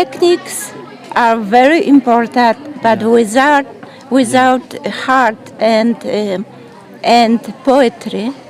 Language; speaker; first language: English; non-native, learner; Polish